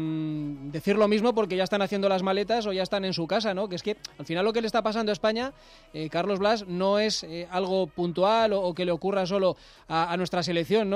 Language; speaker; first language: Spanish; native; Spanish